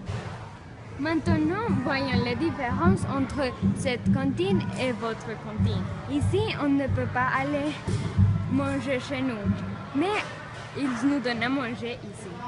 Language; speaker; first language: French; non-native, fluent; Spanish